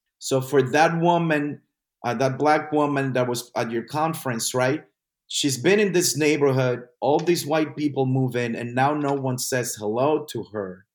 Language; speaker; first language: English; non-native, fluent; Spanish